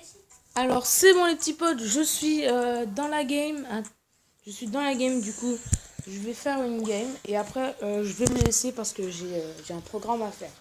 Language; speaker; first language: French; native; French